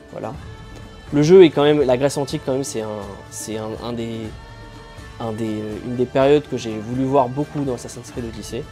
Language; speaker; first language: French; native; French